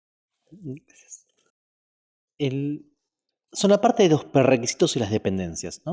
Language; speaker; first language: Spanish; native; Spanish